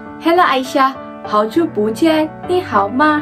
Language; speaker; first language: Chinese; non-native, learner; Malay